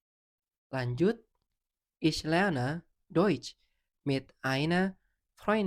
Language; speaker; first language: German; non-native, fluent; Indonesian